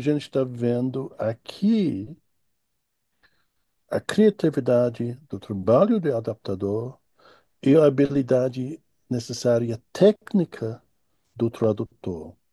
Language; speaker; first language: Portuguese; non-native, fluent; English